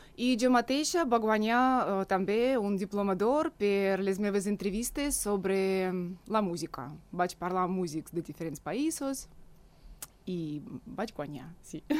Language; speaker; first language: Catalan; non-native, fluent; Russian